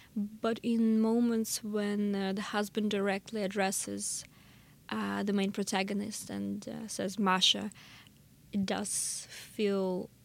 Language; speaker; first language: English; non-native, fluent; Russian